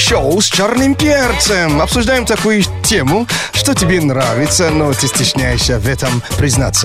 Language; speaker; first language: Russian; native; Russian